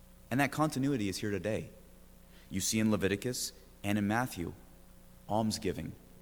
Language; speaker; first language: English; native; English